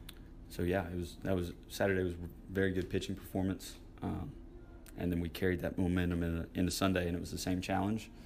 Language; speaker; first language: English; native; English